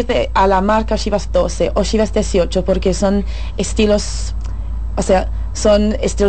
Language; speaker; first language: Spanish; non-native, fluent; English